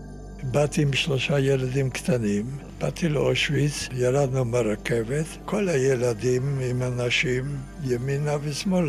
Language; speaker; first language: Hebrew; non-native, fluent; Yiddish